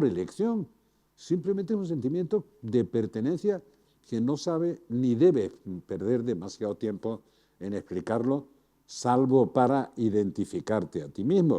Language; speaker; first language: Spanish; native; Spanish